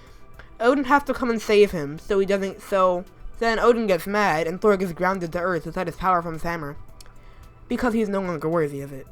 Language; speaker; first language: English; native; English